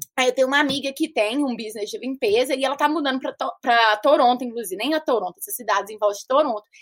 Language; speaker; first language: Portuguese; native; Portuguese